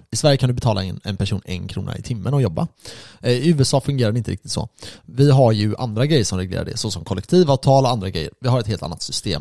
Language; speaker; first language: Swedish; native; Swedish